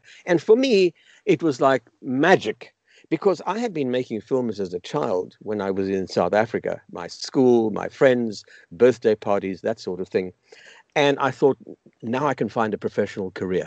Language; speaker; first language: English; native; English